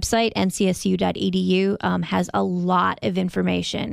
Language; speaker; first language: English; native; English